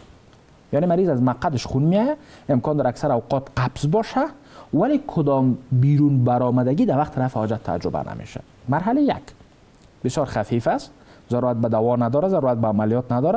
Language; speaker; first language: Persian; native; Persian